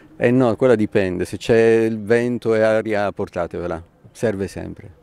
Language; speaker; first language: Italian; native; Italian